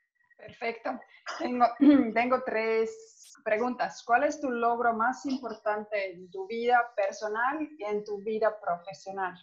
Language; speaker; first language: Spanish; non-native, fluent; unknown